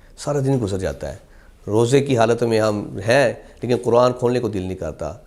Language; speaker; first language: Urdu; non-native, local second language; Punjabi